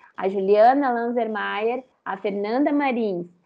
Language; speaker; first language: Portuguese; native; Portuguese